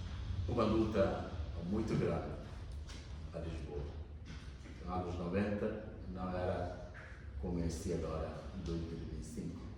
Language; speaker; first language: Portuguese; non-native, learner; Bangla